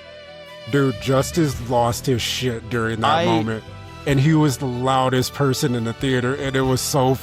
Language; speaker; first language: English; native; English